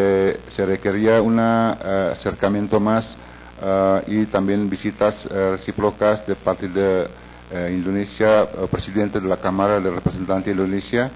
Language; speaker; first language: Spanish; non-native, fluent; Indonesian